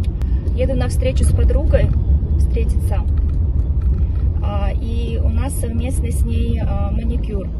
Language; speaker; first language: Russian; native; Russian